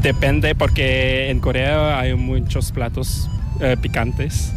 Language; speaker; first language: Spanish; non-native, fluent; Korean